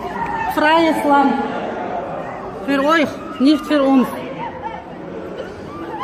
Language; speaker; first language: German; non-native, learner; Chechen